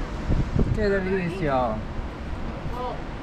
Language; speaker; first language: Spanish; native; Spanish